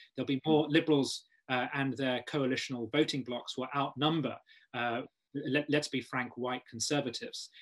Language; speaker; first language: English; native; English